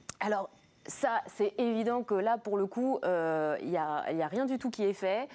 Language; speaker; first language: French; native; French